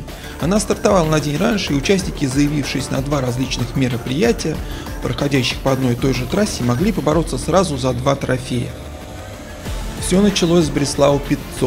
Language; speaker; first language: Russian; native; Russian